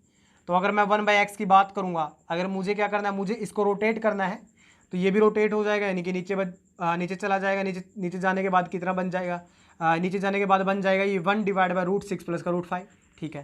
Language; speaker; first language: Hindi; native; Hindi